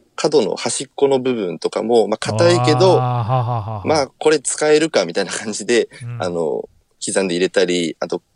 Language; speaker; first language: Japanese; native; Japanese